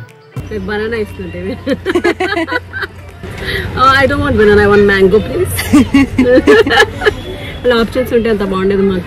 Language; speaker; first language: Telugu; non-native, local second language; Malayalam